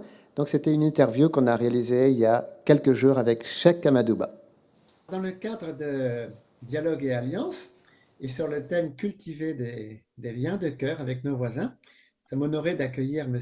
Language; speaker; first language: French; native; French